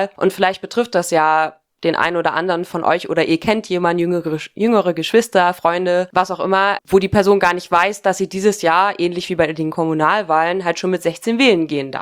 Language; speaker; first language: German; native; German